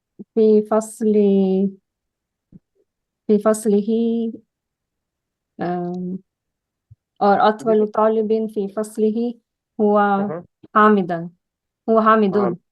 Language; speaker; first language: Arabic; non-native, learner; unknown